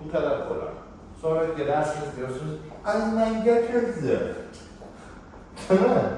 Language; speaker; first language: Turkish; non-native, fluent; Persian